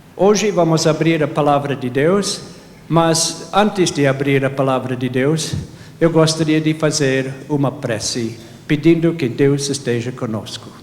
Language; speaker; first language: Portuguese; non-native, fluent; English